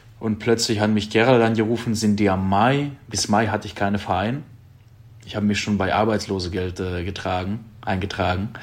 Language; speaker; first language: German; non-native, fluent; Greek